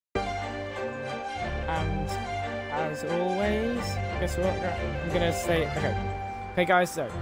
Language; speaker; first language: English; native; English